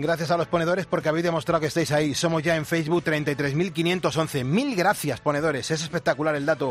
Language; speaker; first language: Spanish; native; Spanish